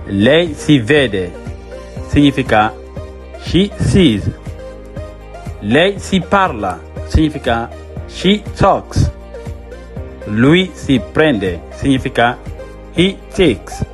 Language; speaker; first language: Italian; non-native, fluent; Mandingo